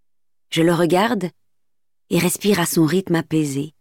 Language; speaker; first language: French; native; French